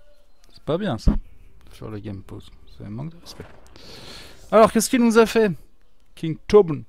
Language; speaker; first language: French; native; French